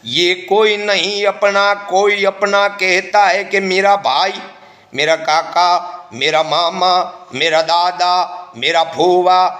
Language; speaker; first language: Hindi; non-native, local second language; Gujarati